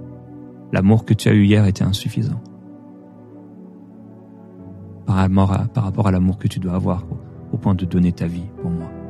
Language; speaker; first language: French; native; French